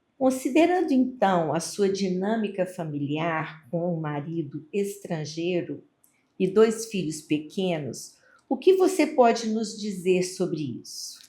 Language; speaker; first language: Portuguese; native; Portuguese